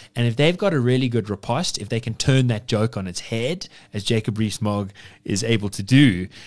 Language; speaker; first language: English; native; English